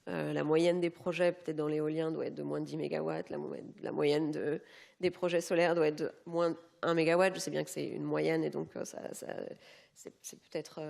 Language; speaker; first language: French; native; French